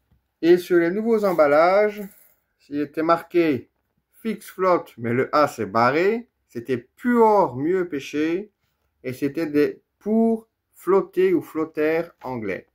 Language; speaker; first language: French; native; French